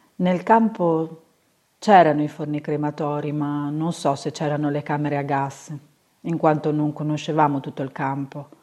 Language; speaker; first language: Italian; native; Italian